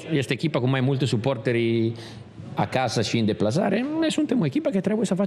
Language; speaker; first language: Romanian; non-native, learner; Italian